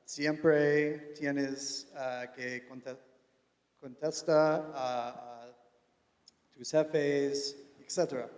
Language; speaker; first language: Spanish; non-native, fluent; English